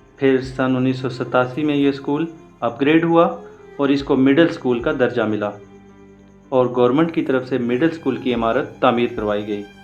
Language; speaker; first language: Urdu; non-native, local second language; Punjabi